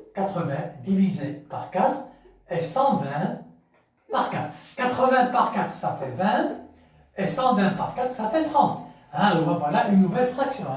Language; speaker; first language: French; non-native, local second language; Arabic